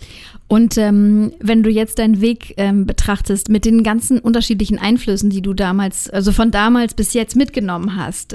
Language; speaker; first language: German; native; German